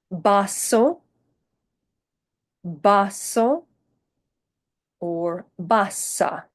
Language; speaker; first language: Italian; non-native, fluent; English